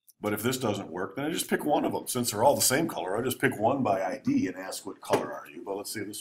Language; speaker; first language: English; native; English